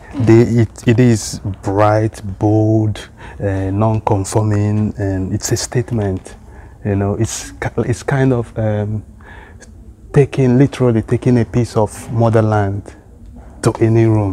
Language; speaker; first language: English; non-native, local second language; Igbo